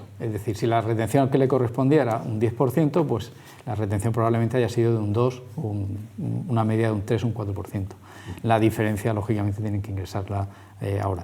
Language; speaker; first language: Spanish; native; Spanish